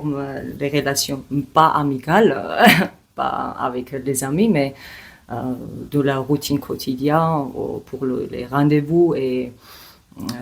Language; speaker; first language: French; non-native, learner; Georgian